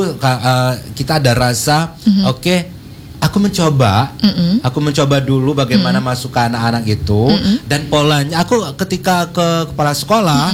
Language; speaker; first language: Indonesian; non-native, local second language; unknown